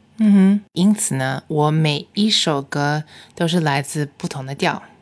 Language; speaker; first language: Chinese; early bilingual, other home language; English